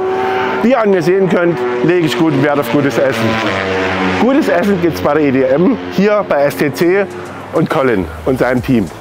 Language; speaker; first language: German; native; German